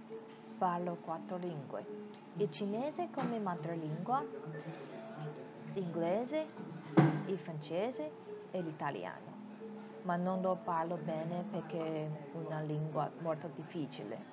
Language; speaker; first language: Italian; non-native, learner; Chinese